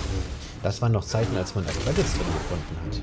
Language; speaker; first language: German; native; German